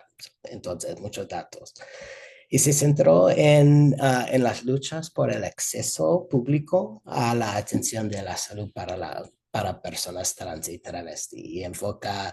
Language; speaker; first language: Spanish; non-native, fluent; English